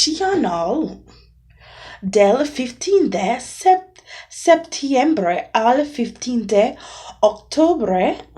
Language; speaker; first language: Spanish; non-native, learner; English